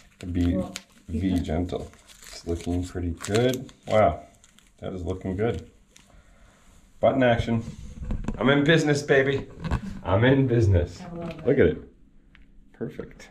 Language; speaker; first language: English; native; English